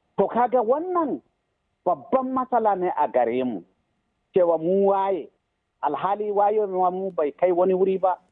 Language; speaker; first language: Hausa; non-native, local second language; Fula